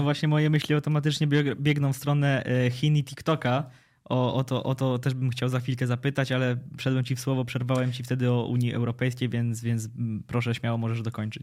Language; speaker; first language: Polish; native; Polish